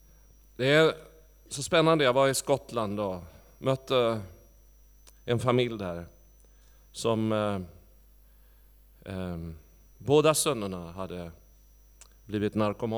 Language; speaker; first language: Swedish; native; Swedish